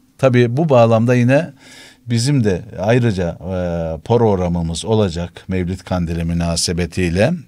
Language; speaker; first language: Turkish; native; Turkish